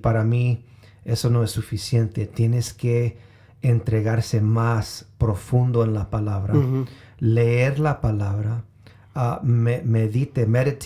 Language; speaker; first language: Spanish; early bilingual, heritage; Spanish